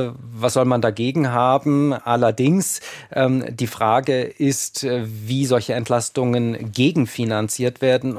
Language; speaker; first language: German; native; German